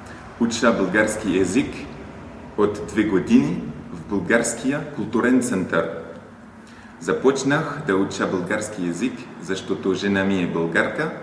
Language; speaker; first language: Bulgarian; non-native, learner; French